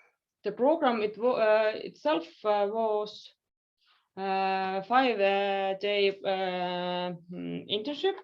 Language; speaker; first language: English; non-native, fluent; Estonian